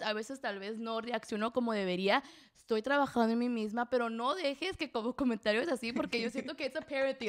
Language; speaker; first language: Spanish; early bilingual, heritage; Spanish